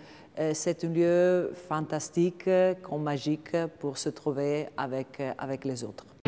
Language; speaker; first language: French; non-native, learner; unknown